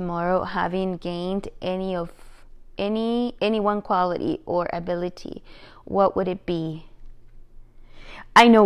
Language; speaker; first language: English; non-native, fluent; Spanish